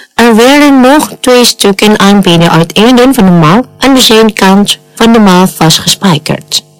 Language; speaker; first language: Dutch; non-native, fluent; Indonesian